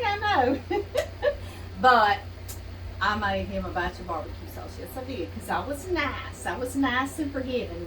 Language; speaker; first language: English; native; English